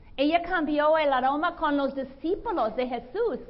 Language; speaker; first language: Spanish; non-native, fluent; English